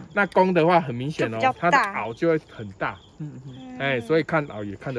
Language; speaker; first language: Chinese; native; Chinese